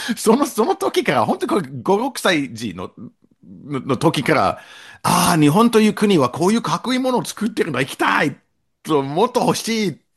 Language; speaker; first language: Japanese; non-native, fluent; English